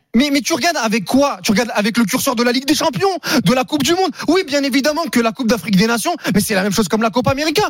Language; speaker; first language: French; native; French